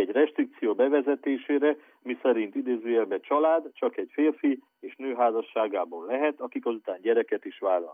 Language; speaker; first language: Hungarian; native; Hungarian